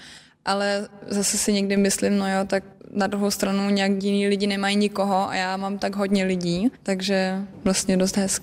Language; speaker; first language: Czech; early bilingual, heritage; Czech